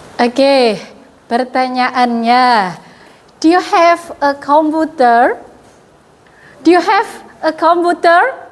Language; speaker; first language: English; non-native, fluent; Indonesian